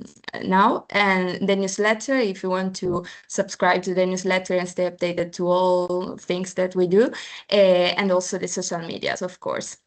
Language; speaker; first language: English; non-native, fluent; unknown